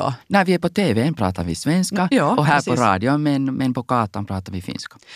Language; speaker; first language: Swedish; non-native, local second language; Finnish